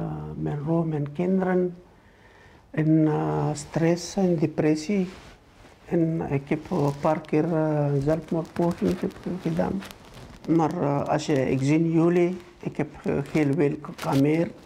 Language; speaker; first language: Dutch; non-native, learner; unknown